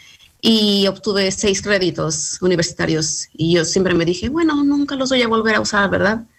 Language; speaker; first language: Spanish; early bilingual, heritage; Spanish